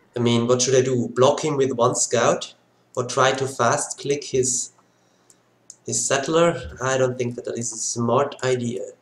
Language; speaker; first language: English; non-native, fluent; Swiss German